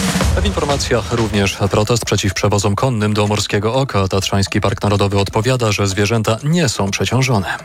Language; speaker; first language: Polish; native; Polish